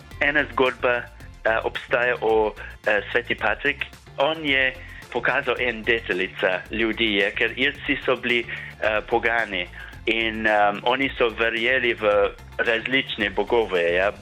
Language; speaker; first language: Slovenian; non-native, learner; English